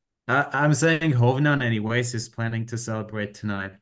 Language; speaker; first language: English; non-native, fluent; Armenian